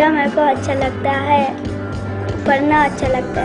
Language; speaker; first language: Hindi; early bilingual, other home language; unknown